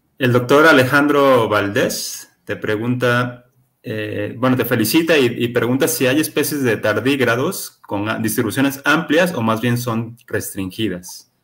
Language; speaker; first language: Spanish; native; Spanish